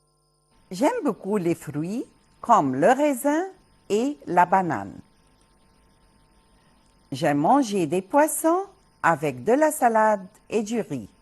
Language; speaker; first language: French; non-native, fluent; Arabic